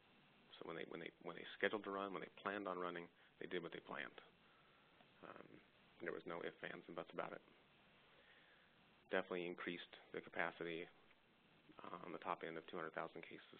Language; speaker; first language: English; native; English